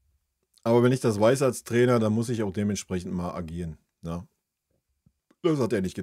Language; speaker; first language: German; native; German